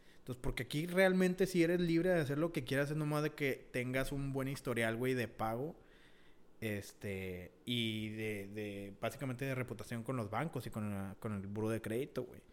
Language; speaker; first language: Spanish; early bilingual, heritage; Spanish